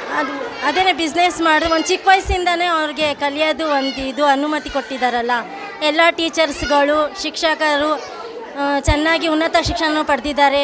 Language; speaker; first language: Kannada; non-native, local second language; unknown